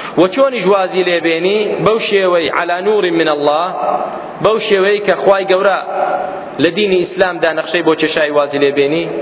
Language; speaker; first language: Central Kurdish; native; Central Kurdish